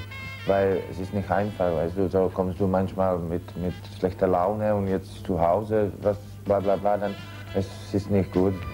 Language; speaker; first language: German; non-native, learner; Czech